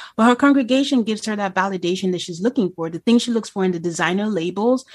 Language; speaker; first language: English; non-native, local second language; Yoruba